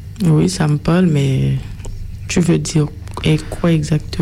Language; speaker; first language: French; non-native, local second language; Haitian Creole